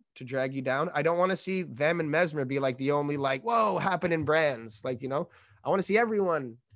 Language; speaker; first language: English; native; English